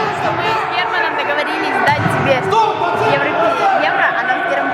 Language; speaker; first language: Russian; native; Russian